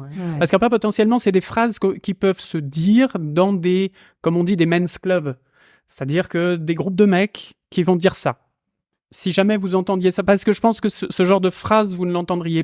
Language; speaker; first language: French; native; French